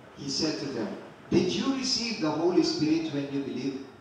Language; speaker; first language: English; non-native, local second language; Filipino